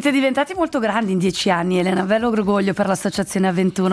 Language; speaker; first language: Italian; native; Italian